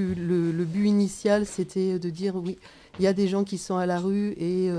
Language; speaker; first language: French; native; French